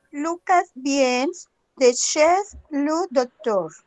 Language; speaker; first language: French; non-native, learner; Spanish